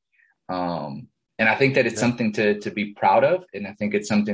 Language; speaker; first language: English; early bilingual, other home language; Spanish